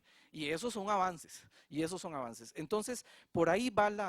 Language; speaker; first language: Spanish; native; Spanish